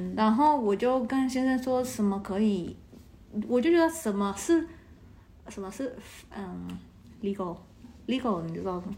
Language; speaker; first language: Chinese; non-native, fluent; Spanish